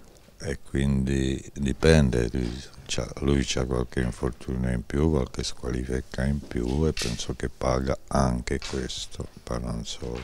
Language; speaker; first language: Italian; non-native, fluent; Czech